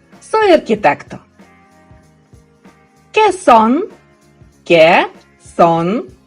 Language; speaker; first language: Spanish; non-native, fluent; Ukrainian